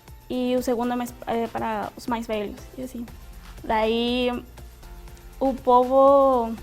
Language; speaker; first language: Portuguese; non-native, fluent; Spanish